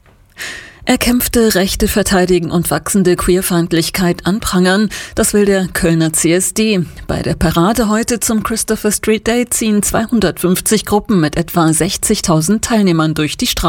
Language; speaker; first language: German; native; German